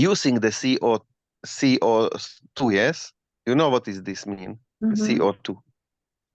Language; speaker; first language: English; non-native, learner; Slovak